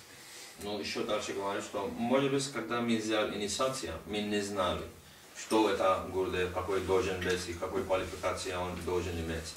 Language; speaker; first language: Russian; non-native, learner; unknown